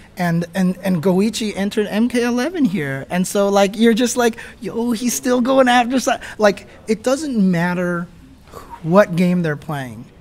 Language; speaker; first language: English; native; English